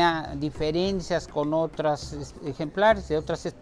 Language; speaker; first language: Spanish; native; Spanish